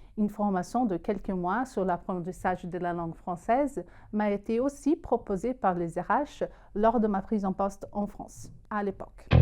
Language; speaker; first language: French; non-native, fluent; Portuguese